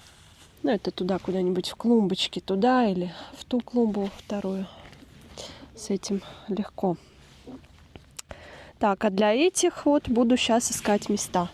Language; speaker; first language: Russian; native; Russian